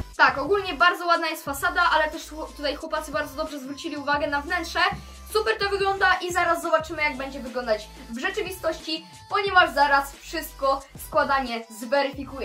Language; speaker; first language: Polish; native; Polish